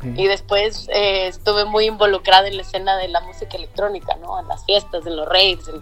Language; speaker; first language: Spanish; native; Spanish